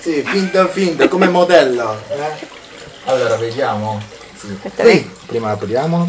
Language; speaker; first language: Italian; non-native, learner; Japanese